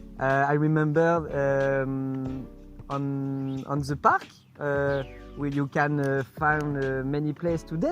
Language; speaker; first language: English; non-native, fluent; French